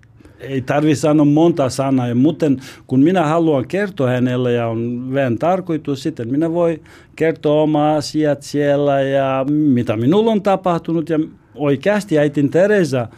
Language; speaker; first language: Finnish; non-native, learner; Albanian